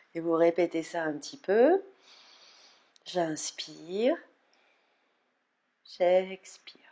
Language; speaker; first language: French; native; French